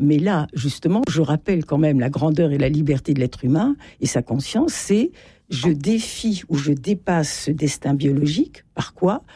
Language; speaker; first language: French; native; French